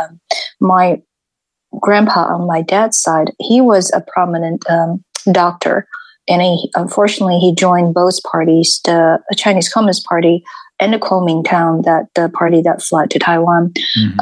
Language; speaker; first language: English; non-native, fluent; Chinese